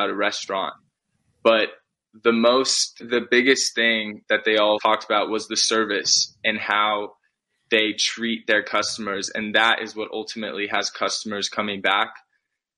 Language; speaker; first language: English; native; English